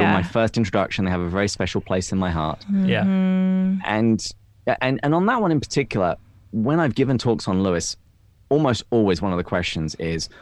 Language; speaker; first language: English; native; English